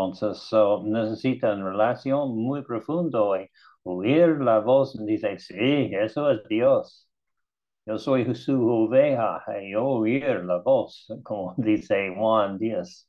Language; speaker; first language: Spanish; non-native, learner; English